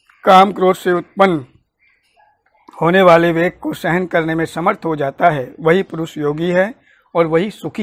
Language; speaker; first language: Hindi; native; Hindi